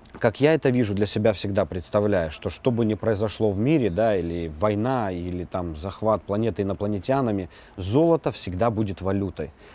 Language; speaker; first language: Russian; native; Russian